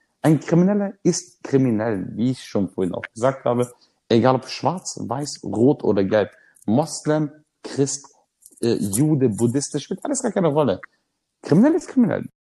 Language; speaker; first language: German; early bilingual, other home language; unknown